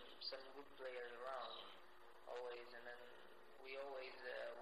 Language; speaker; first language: English; non-native, learner; Portuguese